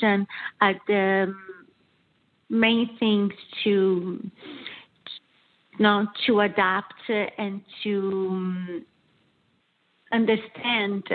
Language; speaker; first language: English; non-native, fluent; Portuguese